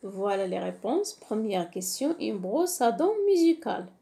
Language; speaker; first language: French; non-native, local second language; Arabic